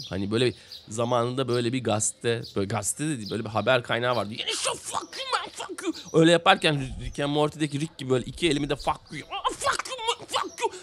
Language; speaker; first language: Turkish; native; Turkish